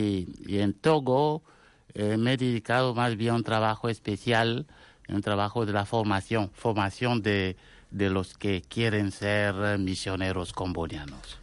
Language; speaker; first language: Spanish; non-native, fluent; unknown